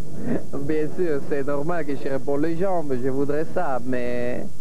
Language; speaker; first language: French; non-native, fluent; Italian